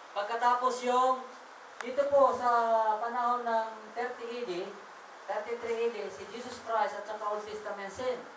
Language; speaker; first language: Filipino; non-native, local second language; Waray